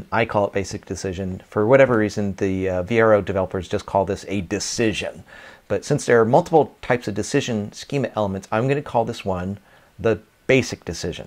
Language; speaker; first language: English; native; English